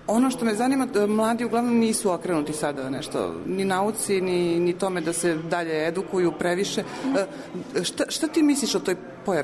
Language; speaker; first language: Serbian; native; Serbian